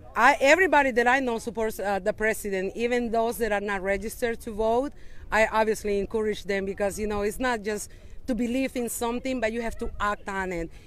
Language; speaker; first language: English; non-native, fluent; Spanish